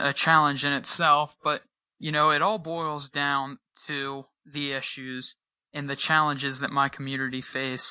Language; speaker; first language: English; native; English